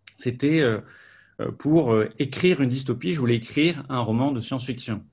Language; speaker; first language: French; native; French